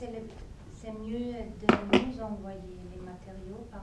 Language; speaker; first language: French; non-native, fluent; German